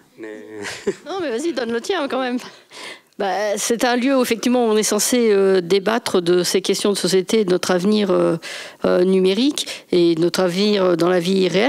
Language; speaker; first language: French; native; French